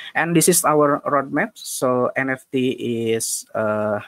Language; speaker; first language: English; non-native, fluent; Indonesian